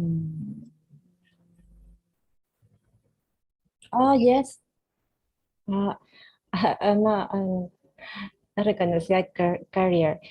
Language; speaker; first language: English; non-native, learner; Spanish